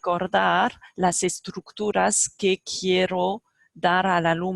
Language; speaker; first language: Spanish; non-native, fluent; French